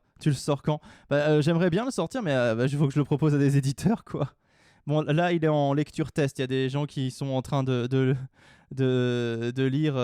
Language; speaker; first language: French; native; French